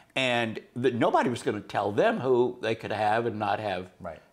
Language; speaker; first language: English; native; English